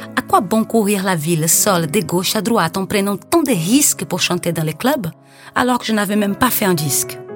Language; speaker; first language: French; non-native, fluent; Portuguese